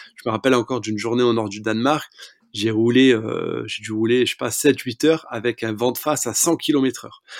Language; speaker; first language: French; native; French